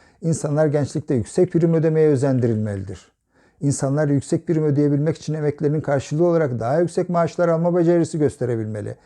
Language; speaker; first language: Turkish; native; Turkish